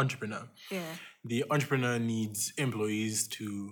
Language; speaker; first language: English; non-native, local second language; Yoruba